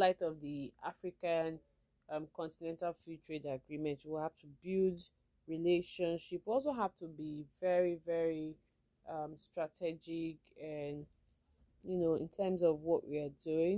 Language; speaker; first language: English; non-native, local second language; Igbo